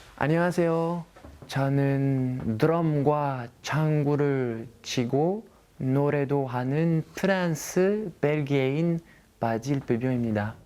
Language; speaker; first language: Korean; non-native, fluent; French